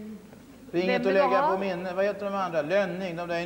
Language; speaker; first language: Swedish; native; Swedish